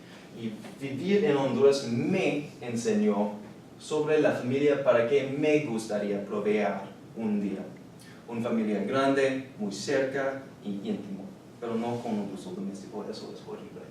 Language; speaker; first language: Spanish; non-native, learner; English